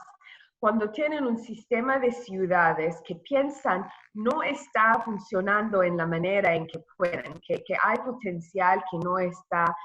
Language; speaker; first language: Spanish; non-native, fluent; English